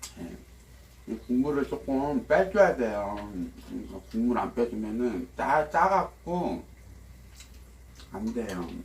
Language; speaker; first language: Korean; native; Korean